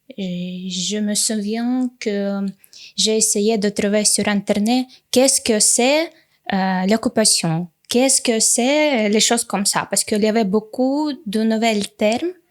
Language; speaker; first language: French; non-native, fluent; Russian